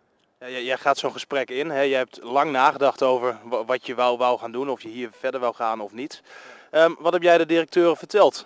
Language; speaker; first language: Dutch; native; Dutch